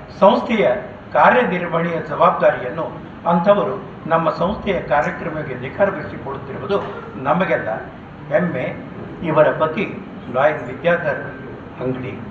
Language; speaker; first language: Kannada; native; Kannada